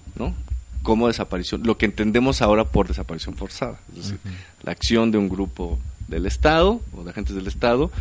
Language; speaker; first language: Spanish; native; Spanish